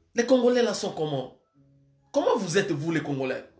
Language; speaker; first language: French; non-native, local second language; Lingala